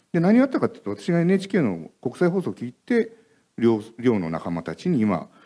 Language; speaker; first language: Japanese; native; Japanese